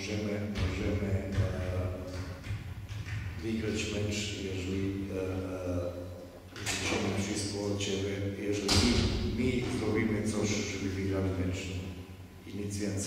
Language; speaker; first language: Polish; non-native, fluent; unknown